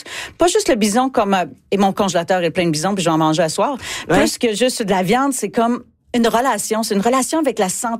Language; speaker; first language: French; native; French